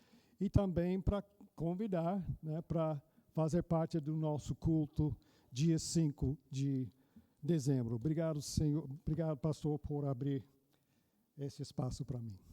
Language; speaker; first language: Portuguese; non-native, fluent; English